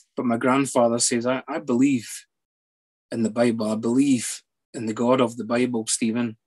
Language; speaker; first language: English; native; English